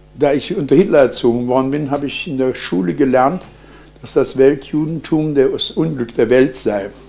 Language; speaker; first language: German; native; German